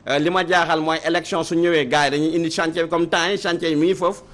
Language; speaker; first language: Wolof; non-native, local second language; Fula